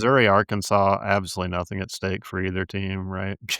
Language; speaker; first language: English; native; English